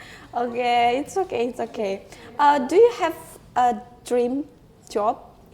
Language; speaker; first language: English; non-native, learner; Indonesian